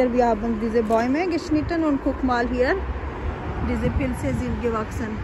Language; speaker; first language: German; non-native, learner; Urdu